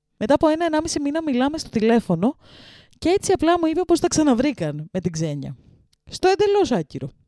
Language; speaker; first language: Greek; early bilingual, other home language; Russian